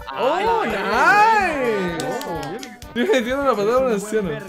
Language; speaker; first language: Spanish; native; Spanish